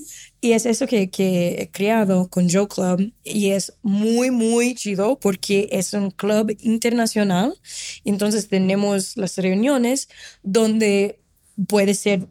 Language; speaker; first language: Spanish; non-native, fluent; Portuguese